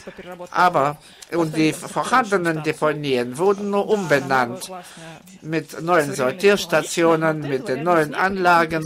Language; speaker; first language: German; non-native, fluent; Russian